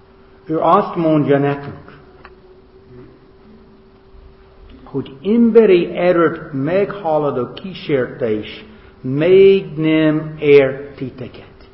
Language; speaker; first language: Hungarian; non-native, fluent; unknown